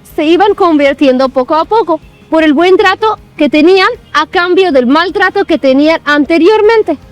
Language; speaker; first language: Spanish; non-native, fluent; Arabic